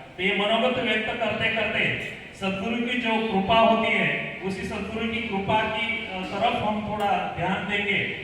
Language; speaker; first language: Hindi; non-native, local second language; Gujarati